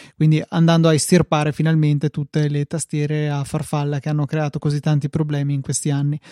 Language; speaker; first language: Italian; native; Italian